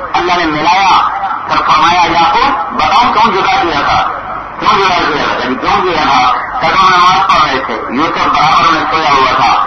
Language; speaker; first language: Urdu; native; Urdu